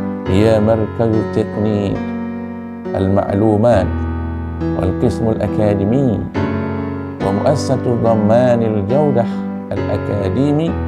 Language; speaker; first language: Arabic; non-native, fluent; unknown